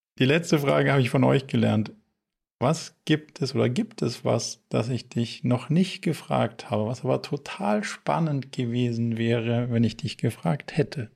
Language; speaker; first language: German; native; German